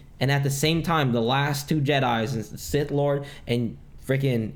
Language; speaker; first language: English; non-native, local second language; Filipino